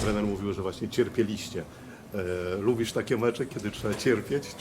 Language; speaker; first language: Polish; native; Polish